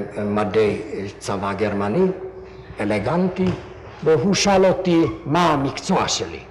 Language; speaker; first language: Hebrew; non-native, fluent; Hungarian